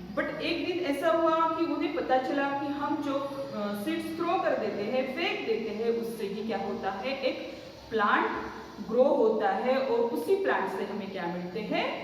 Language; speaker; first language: Hindi; non-native, local second language; Marathi